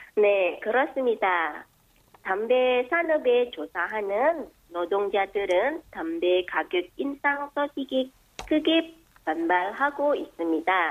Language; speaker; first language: Korean; non-native, fluent; Indonesian